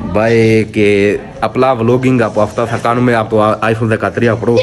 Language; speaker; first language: Greek; early bilingual, other home language; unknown